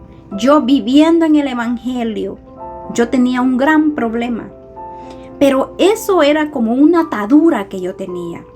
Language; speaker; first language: Spanish; native; Spanish